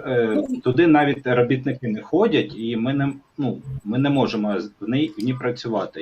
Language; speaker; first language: Ukrainian; non-native, local second language; Russian